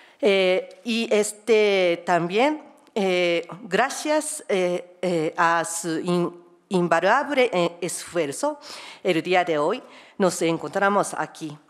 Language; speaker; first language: Spanish; non-native, fluent; Japanese